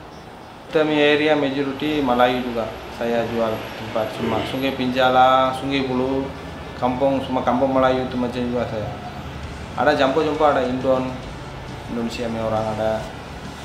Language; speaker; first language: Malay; non-native, learner; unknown